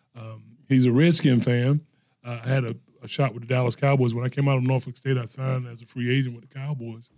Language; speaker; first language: English; native; English